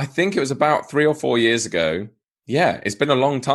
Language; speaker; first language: English; native; English